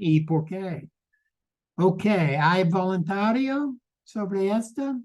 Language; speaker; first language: Spanish; non-native, learner; English